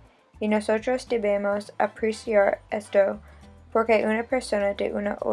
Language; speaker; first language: Spanish; non-native, learner; English